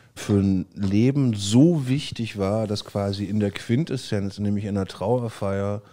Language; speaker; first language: German; native; German